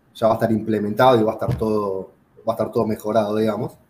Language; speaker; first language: Spanish; native; Spanish